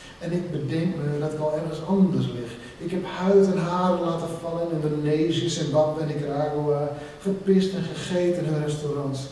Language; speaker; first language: Dutch; non-native, local second language; Western Frisian